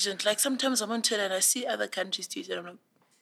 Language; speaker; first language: English; non-native, local second language; Zulu